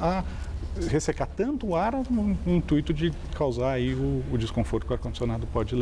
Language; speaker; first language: Portuguese; native; Portuguese